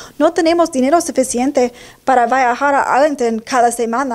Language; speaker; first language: Spanish; non-native, learner; English